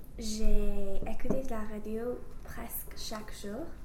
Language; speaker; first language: French; non-native, learner; English